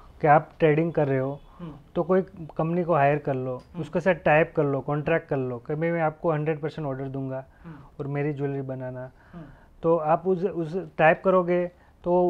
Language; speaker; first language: Hindi; non-native, local second language; Gujarati